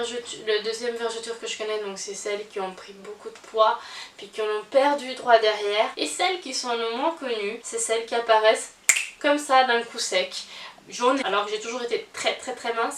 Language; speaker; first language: French; native; French